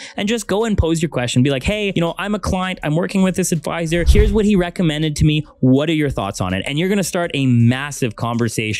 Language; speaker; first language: English; native; English